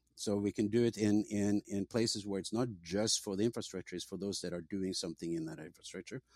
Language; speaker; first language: English; non-native, fluent; Norwegian